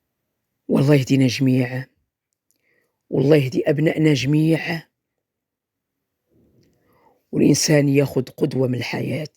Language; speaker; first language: Arabic; native; Arabic